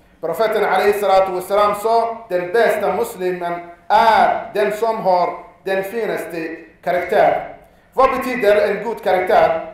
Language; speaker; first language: Swedish; non-native, fluent; Arabic